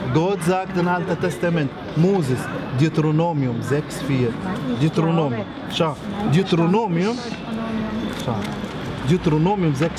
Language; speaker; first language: German; non-native, learner; Arabic